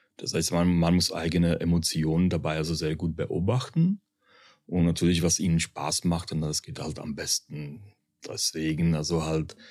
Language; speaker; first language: German; early bilingual, heritage; Czech